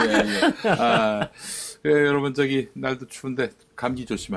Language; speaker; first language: Korean; native; Korean